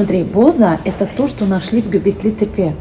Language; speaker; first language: Russian; native; Russian